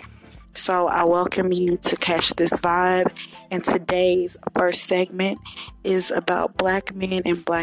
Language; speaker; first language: English; native; English